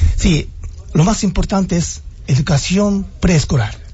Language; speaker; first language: Spanish; non-native, fluent; Japanese